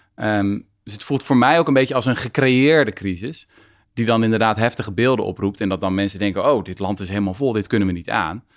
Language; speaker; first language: Dutch; native; Dutch